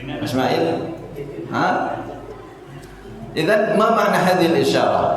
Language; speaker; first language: Arabic; non-native, fluent; Indonesian